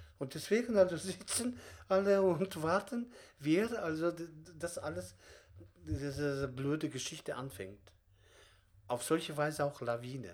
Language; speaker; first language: German; non-native, fluent; Kazakh